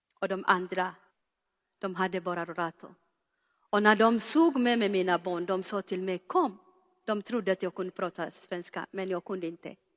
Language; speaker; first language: Swedish; non-native, fluent; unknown